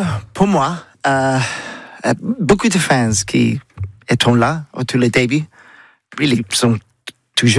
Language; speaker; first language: French; non-native, learner; English